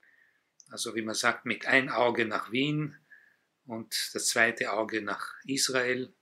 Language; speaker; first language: German; non-native, fluent; Hebrew